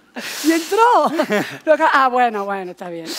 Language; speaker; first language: Spanish; native; Spanish